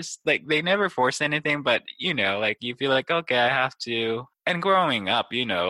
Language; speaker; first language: English; non-native, fluent; Japanese